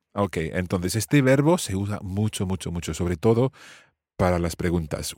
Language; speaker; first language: Spanish; non-native, fluent; English